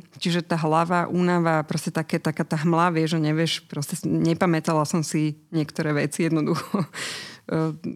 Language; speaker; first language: Slovak; native; Slovak